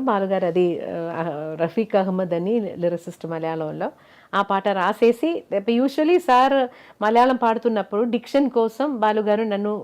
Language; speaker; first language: Telugu; non-native, fluent; Malayalam